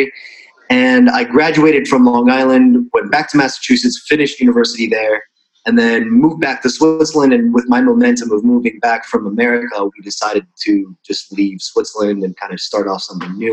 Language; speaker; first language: English; non-native, fluent; Russian